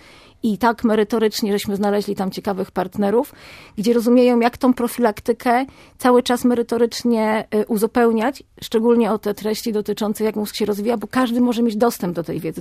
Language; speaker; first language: Polish; native; Polish